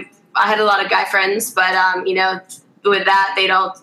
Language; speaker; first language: English; native; English